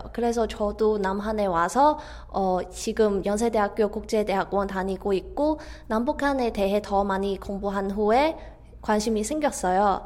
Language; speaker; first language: Korean; non-native, fluent; Cantonese